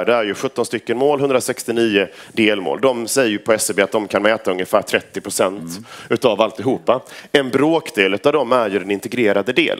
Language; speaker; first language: Swedish; native; Swedish